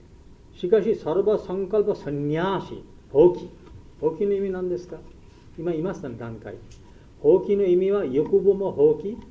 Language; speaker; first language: Japanese; non-native, learner; Bangla